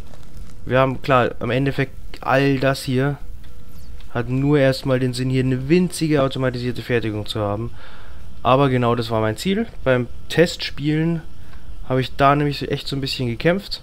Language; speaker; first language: German; native; German